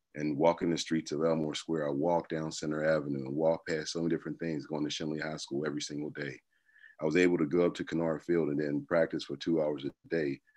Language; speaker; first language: English; native; English